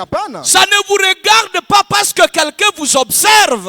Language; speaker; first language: French; non-native, local second language; Swahili